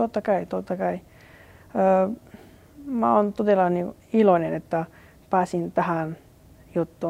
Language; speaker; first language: Finnish; non-native, learner; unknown